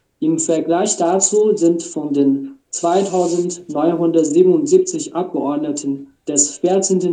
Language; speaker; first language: German; non-native, learner; Chinese